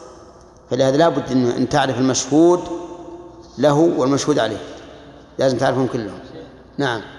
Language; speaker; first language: Arabic; native; Arabic